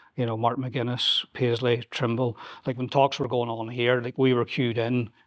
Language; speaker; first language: English; native; English